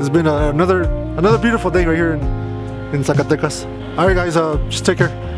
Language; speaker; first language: English; early bilingual, other home language; Spanish